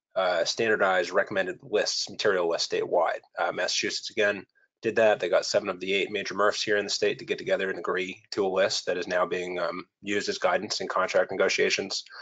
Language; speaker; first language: English; native; English